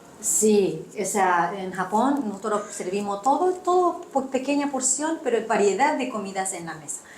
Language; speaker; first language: Spanish; non-native, fluent; Japanese